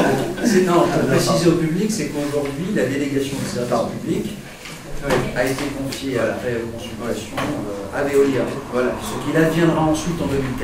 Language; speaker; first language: French; native; French